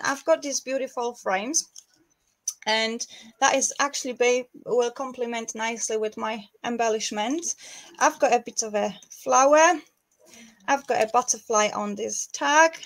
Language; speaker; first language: English; non-native, fluent; Polish